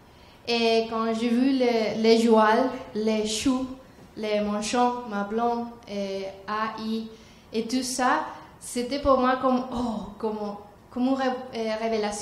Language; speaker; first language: French; non-native, learner; Spanish